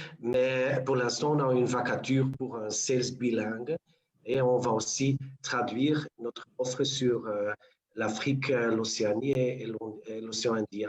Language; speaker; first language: French; non-native, local second language; Dutch